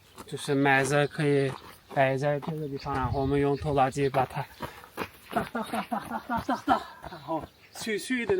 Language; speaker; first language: Chinese; non-native, local second language; Uyghur